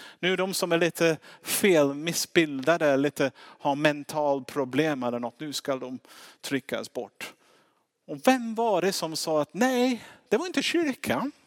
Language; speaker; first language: Swedish; non-native, fluent; English